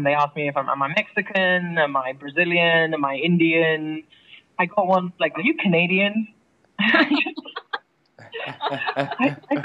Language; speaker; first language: English; native; English